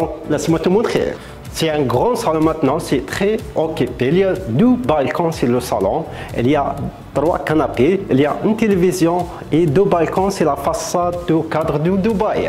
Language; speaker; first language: French; non-native, fluent; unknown